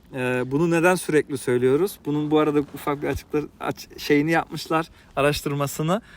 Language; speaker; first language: Turkish; early bilingual, heritage; Turkish